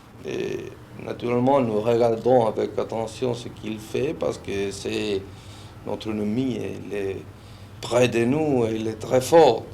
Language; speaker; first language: French; non-native, fluent; Spanish